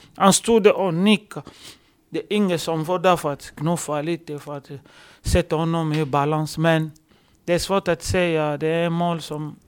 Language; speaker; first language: Swedish; non-native, fluent; Lingala